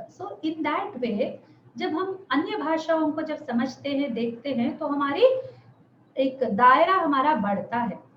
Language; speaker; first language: Hindi; non-native, local second language; Telugu